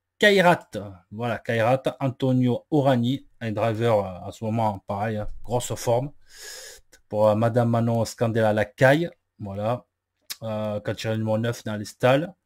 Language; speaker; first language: French; native; French